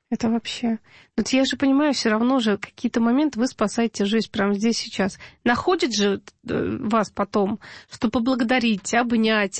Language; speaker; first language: Russian; native; Russian